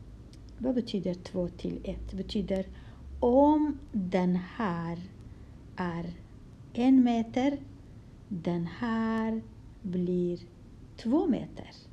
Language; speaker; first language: Swedish; non-native, fluent; Kurdish